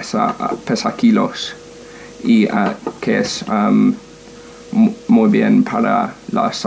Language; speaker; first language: Spanish; non-native, learner; English